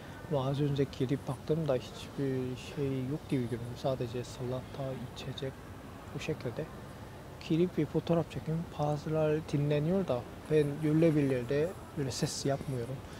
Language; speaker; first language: Turkish; non-native, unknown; Korean